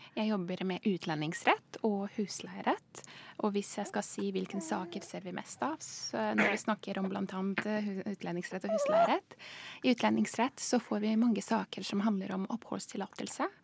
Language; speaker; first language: Norwegian; non-native, fluent; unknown